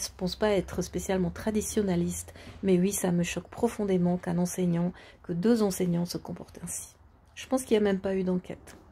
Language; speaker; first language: French; native; French